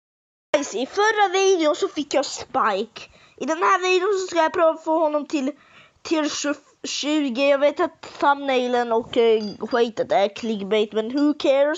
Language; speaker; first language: Swedish; early bilingual, other home language; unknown